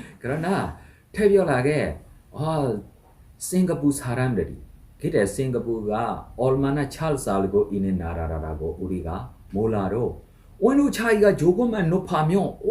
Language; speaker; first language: Korean; non-native, learner; Burmese